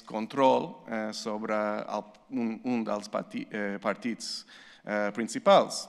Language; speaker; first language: Catalan; non-native, fluent; English